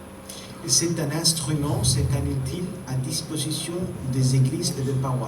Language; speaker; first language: French; non-native, fluent; Spanish